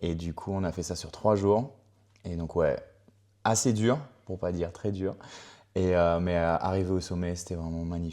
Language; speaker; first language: French; native; French